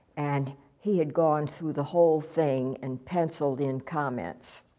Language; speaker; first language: English; native; English